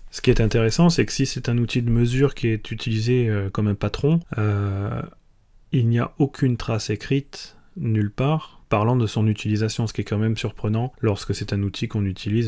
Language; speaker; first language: French; native; French